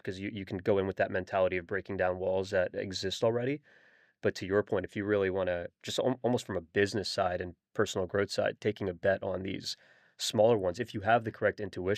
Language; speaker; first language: English; native; English